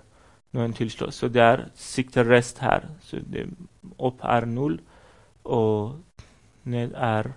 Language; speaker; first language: Norwegian; non-native, fluent; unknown